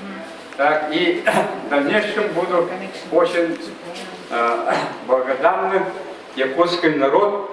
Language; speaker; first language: Russian; non-native, local second language; Yakut